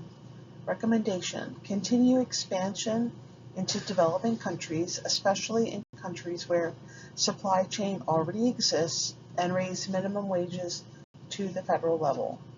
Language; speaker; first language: English; native; English